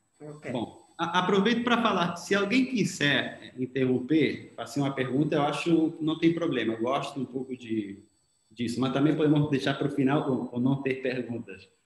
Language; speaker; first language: Portuguese; non-native, fluent; Spanish